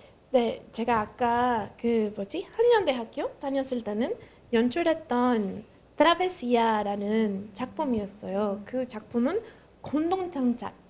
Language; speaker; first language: Korean; non-native, fluent; Spanish